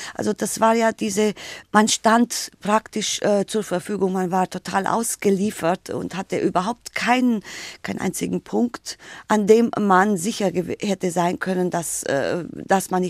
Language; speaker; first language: German; native; German